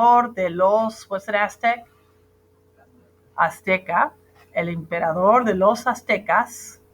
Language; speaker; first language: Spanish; non-native, fluent; English